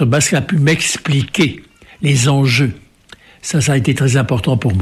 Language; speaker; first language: French; native; French